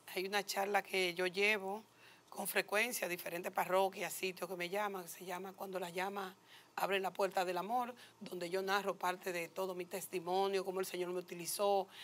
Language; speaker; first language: Spanish; native; Spanish